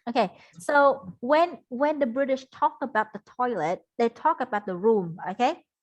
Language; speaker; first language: English; non-native, fluent; Vietnamese